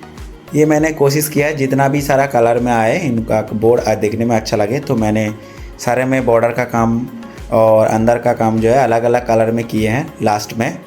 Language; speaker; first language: Hindi; non-native, local second language; Odia